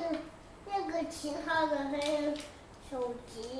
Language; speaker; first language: Chinese; early bilingual, heritage; Chinese